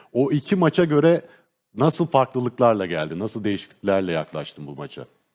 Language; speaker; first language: Turkish; native; Turkish